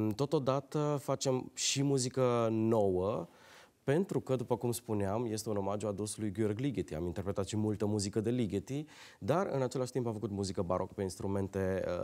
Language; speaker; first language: Romanian; native; Romanian